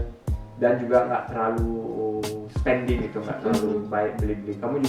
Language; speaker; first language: Indonesian; early bilingual, heritage; Indonesian